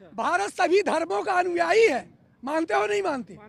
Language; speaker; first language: Hindi; native; Hindi